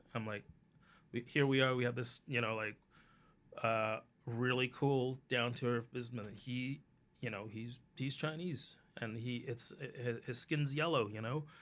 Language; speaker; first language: English; early bilingual, other home language; Cantonese